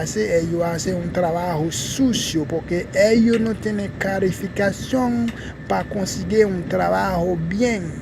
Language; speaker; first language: Spanish; non-native, fluent; Haitian Creole